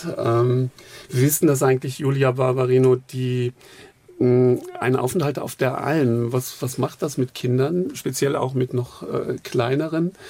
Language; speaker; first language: German; native; German